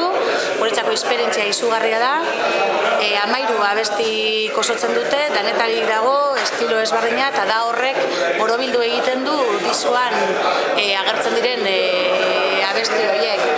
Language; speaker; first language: Basque; native; Basque